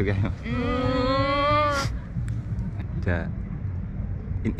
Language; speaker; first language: Japanese; non-native, fluent; Indonesian